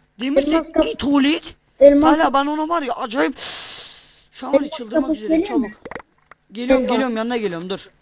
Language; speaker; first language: Turkish; native; Turkish